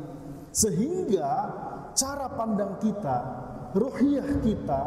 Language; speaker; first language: Indonesian; native; Indonesian